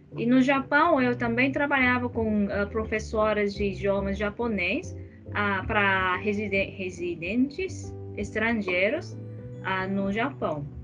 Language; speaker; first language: Portuguese; non-native, fluent; Japanese